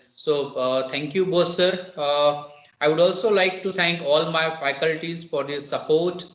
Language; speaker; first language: English; non-native, local second language; Gujarati